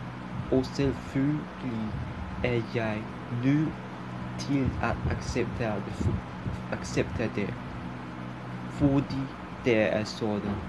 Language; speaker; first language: Danish; non-native, learner; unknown